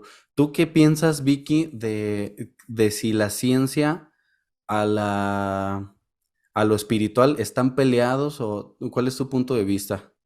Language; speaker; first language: Spanish; native; Spanish